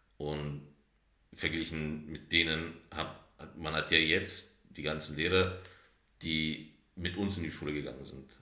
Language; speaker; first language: German; early bilingual, other home language; Turkish